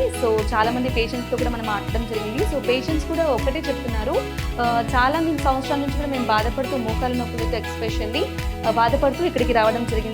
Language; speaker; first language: Telugu; native; Telugu